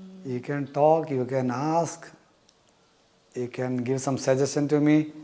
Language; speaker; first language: English; non-native, local second language; Malayalam